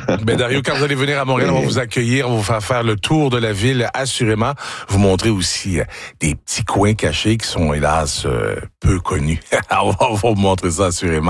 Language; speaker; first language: French; native; French